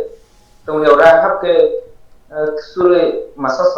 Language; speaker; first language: Korean; non-native, learner; Vietnamese